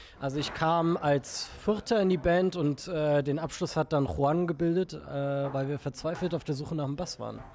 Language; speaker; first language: German; native; German